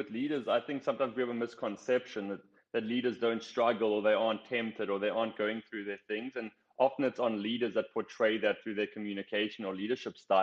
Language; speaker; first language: English; native; English